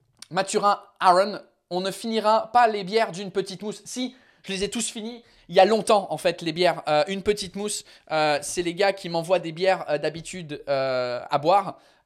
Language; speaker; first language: French; non-native, fluent; English